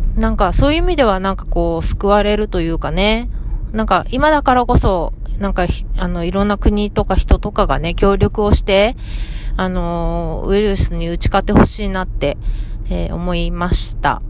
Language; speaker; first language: Japanese; native; Japanese